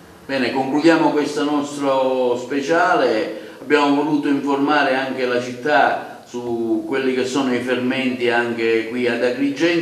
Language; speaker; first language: Italian; native; Italian